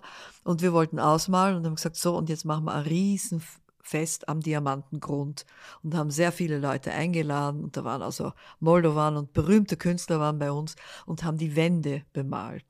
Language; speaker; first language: German; early bilingual, other home language; Dutch